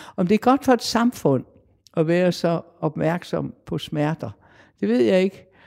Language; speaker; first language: Danish; native; Danish